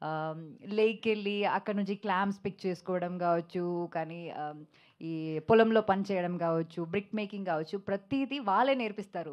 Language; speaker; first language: Telugu; non-native, local second language; Malayalam